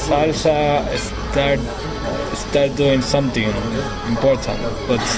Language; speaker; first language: English; non-native, learner; Spanish